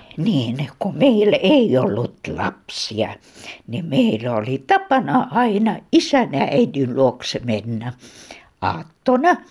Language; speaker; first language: Finnish; native; Finnish